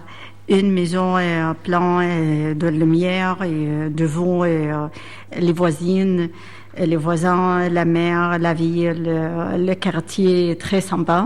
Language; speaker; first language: French; non-native, learner; Arabic